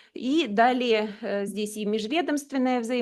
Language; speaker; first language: Russian; native; Russian